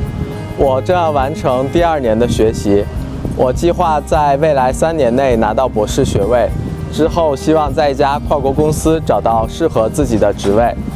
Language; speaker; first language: Chinese; native; Chinese